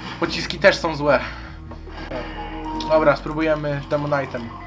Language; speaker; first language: Polish; native; Polish